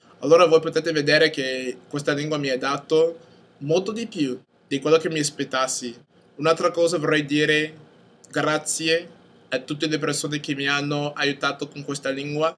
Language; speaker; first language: Italian; non-native, fluent; English